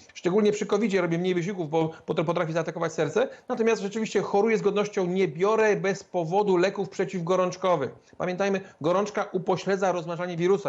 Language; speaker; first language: Polish; native; Polish